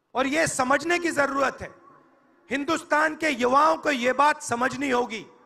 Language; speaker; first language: Hindi; native; Hindi